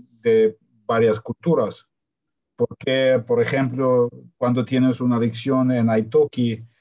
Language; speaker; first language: Spanish; non-native, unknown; Russian